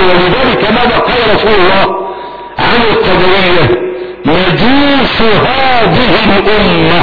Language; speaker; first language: Arabic; native; Arabic